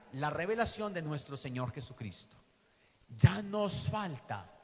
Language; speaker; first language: Spanish; native; Spanish